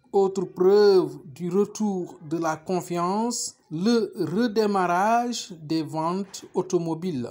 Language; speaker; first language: French; non-native, local second language; Wolof